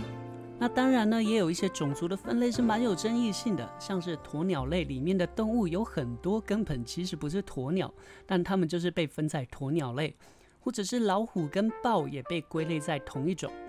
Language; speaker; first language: Chinese; native; Chinese